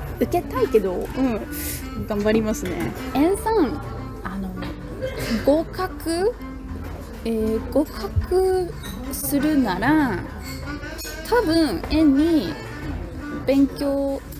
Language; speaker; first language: Japanese; non-native, learner; English